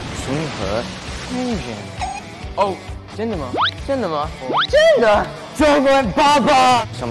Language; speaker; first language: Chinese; non-native, learner; English